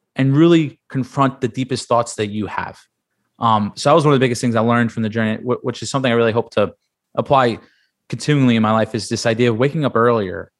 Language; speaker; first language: English; native; English